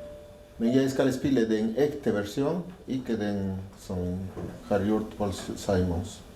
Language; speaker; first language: Norwegian; non-native, learner; Spanish